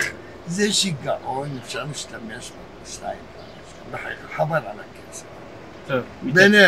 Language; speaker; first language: Hebrew; early bilingual, other home language; Arabic